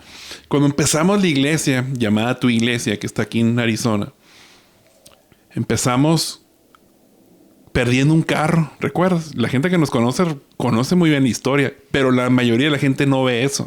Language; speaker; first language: Spanish; native; Spanish